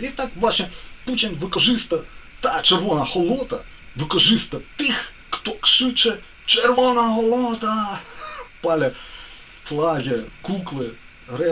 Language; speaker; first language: Polish; non-native, learner; Ukrainian